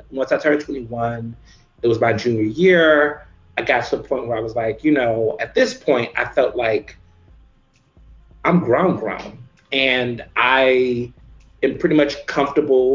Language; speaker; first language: English; native; English